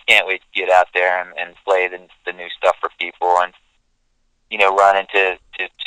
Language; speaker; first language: English; native; English